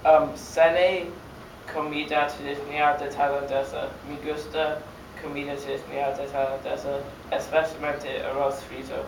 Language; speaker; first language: Spanish; non-native, learner; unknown